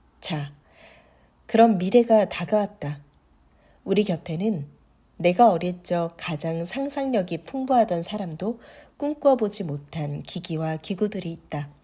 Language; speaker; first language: Korean; native; Korean